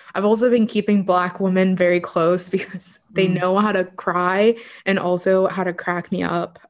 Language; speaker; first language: English; native; English